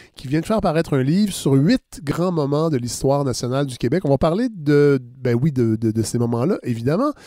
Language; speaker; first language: French; native; French